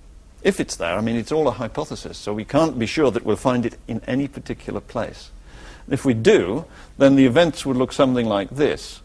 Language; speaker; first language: English; native; English